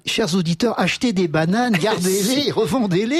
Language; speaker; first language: French; native; French